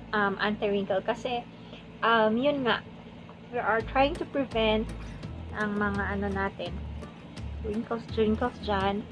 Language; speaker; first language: Filipino; non-native, local second language; Chavacano